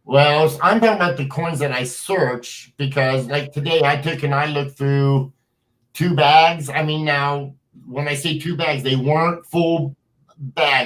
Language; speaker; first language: English; native; English